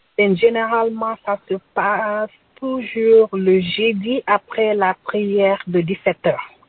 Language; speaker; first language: French; non-native, local second language; Bambara